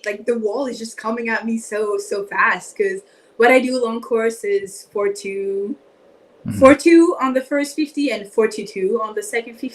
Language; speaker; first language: English; non-native, fluent; French